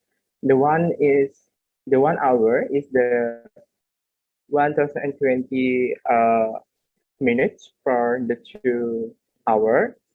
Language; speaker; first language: English; non-native, learner; Indonesian